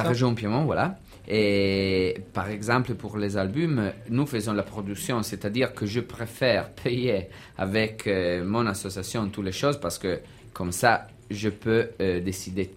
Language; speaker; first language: French; non-native, learner; Italian